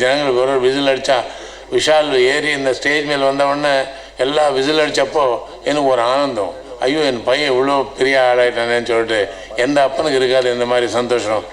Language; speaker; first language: Tamil; non-native, learner; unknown